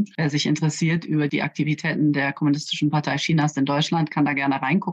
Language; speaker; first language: German; native; German